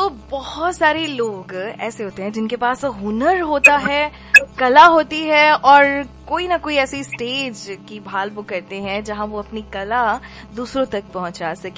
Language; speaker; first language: Hindi; non-native, local second language; Punjabi